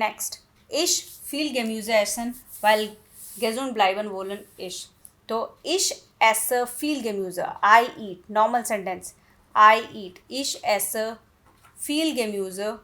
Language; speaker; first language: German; non-native, fluent; Hindi